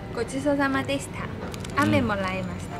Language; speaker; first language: Japanese; non-native, learner; Chinese